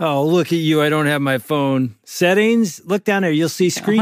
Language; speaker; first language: English; native; English